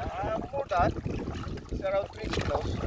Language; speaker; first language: English; non-native, learner; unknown